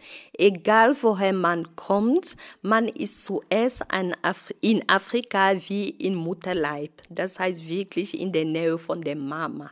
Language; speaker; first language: German; non-native, fluent; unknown